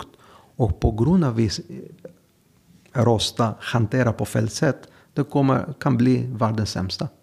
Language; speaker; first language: Swedish; non-native, fluent; Greek